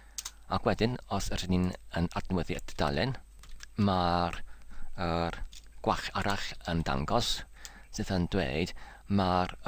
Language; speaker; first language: Welsh; non-native, learner; English